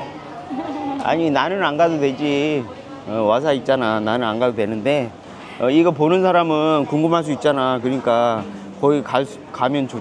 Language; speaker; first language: Korean; native; Korean